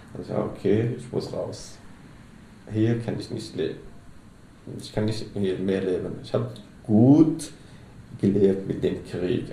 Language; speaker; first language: German; non-native, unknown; Arabic